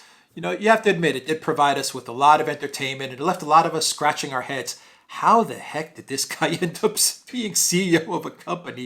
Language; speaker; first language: English; native; English